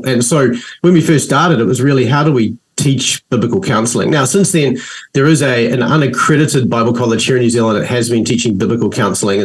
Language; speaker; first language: English; native; English